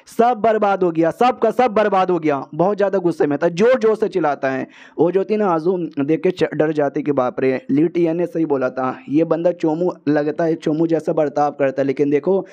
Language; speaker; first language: Hindi; native; Hindi